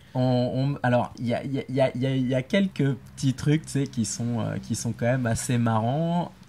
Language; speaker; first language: French; native; French